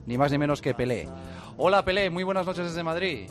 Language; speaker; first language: Spanish; native; Spanish